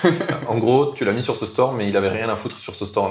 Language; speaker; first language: French; native; French